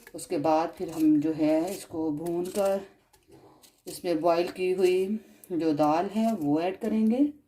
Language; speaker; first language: Urdu; native; Urdu